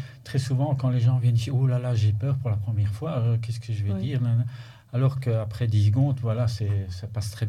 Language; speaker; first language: French; native; French